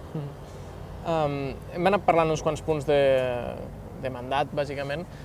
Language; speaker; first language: Catalan; native; Catalan